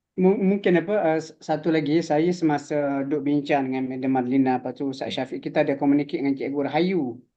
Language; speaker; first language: Malay; native; Malay